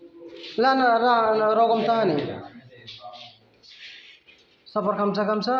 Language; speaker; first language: Arabic; non-native, learner; Bangla